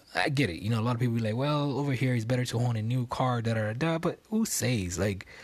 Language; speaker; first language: English; non-native, local second language; Yoruba